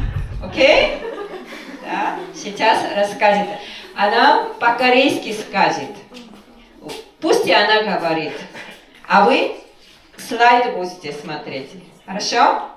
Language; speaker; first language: Russian; non-native, fluent; Korean